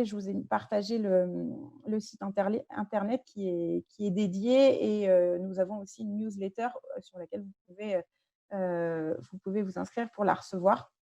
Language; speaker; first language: French; native; French